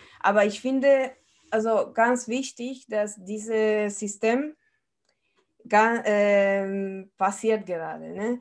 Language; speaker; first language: German; non-native, fluent; Spanish